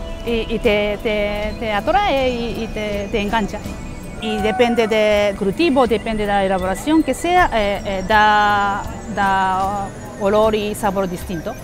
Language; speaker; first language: Spanish; non-native, learner; Japanese